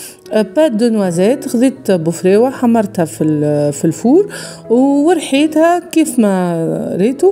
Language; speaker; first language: Arabic; native; Arabic